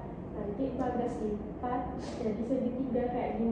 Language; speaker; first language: Indonesian; native; Indonesian